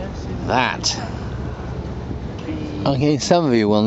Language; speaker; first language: English; native; English